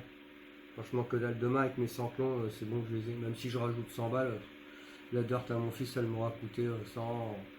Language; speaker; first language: French; native; French